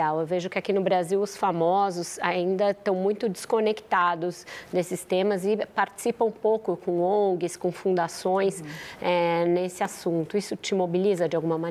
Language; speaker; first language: Portuguese; native; Portuguese